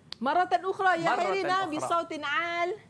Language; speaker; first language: Arabic; non-native, fluent; Malay